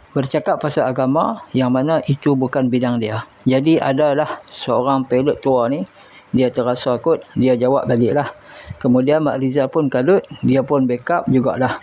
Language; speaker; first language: Malay; native; Malay